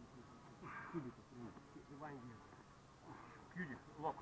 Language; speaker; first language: Italian; non-native, fluent; Russian